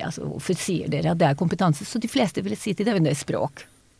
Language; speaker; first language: Norwegian; non-native, fluent; Hebrew